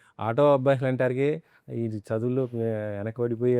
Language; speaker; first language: Telugu; native; Telugu